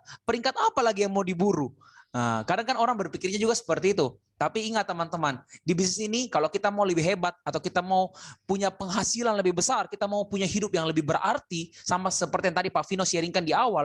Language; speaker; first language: Indonesian; native; Indonesian